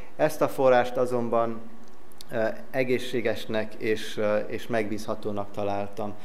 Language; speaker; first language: Hungarian; early bilingual, heritage; English